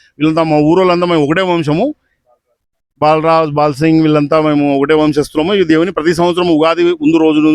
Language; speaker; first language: Telugu; non-native, local second language; Lambadi